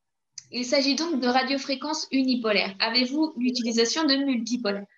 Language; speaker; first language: French; native; French